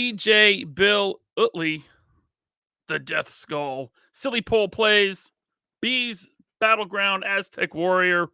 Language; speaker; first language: English; native; English